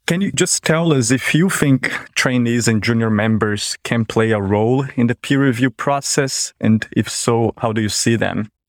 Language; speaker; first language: English; non-native, fluent; Portuguese